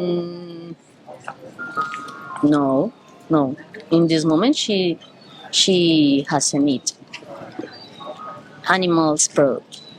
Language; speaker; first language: English; non-native, learner; Spanish